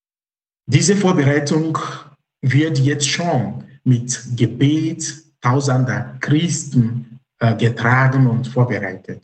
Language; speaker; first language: German; non-native, fluent; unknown